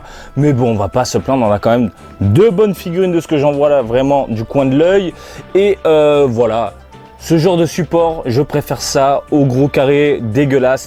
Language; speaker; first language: French; native; French